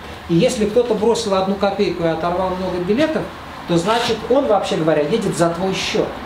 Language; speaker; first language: Russian; native; Russian